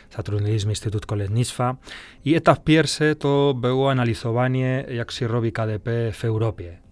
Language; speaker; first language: Polish; non-native, fluent; Spanish